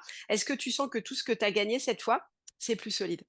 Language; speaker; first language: French; native; French